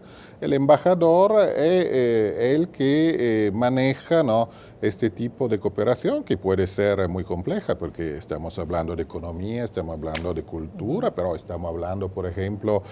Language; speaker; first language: Spanish; non-native, fluent; Italian